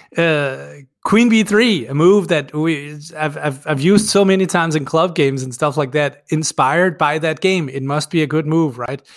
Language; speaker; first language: English; non-native, fluent; Danish